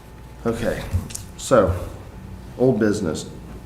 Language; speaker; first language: English; native; English